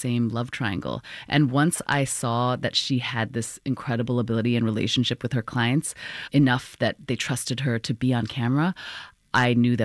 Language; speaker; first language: English; non-native, local second language; Cantonese